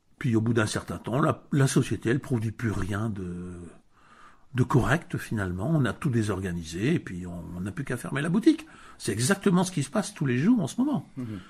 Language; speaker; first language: French; native; French